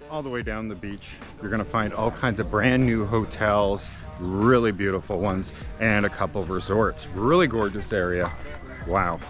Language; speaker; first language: English; native; English